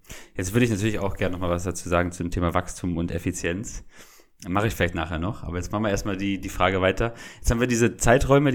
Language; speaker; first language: German; native; German